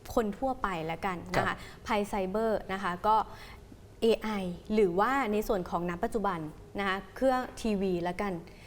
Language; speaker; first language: Thai; native; Thai